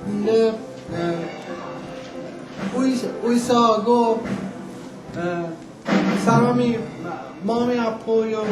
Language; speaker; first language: Korean; non-native, learner; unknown